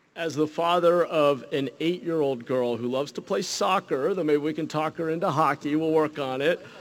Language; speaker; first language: English; native; English